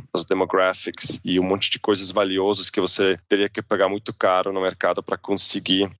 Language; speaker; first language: Portuguese; non-native, fluent; Swiss German